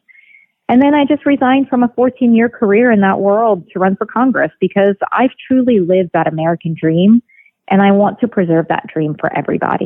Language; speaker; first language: English; early bilingual, other home language; Russian